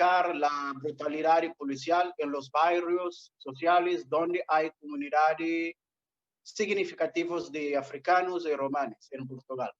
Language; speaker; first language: Spanish; non-native, fluent; Portuguese